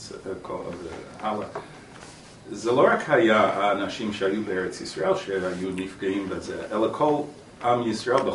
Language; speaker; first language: Hebrew; non-native, fluent; English